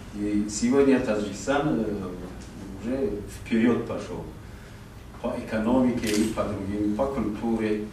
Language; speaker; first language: Russian; non-native, local second language; Tajik